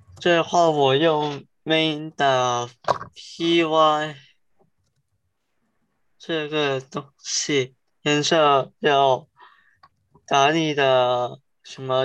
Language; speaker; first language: Chinese; early bilingual, heritage; Chinese